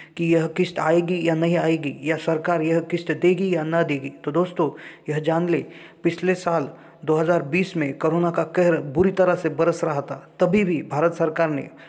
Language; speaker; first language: Hindi; non-native, local second language; Marathi